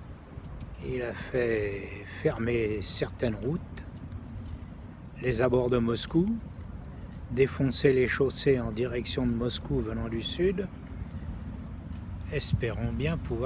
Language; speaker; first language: French; native; French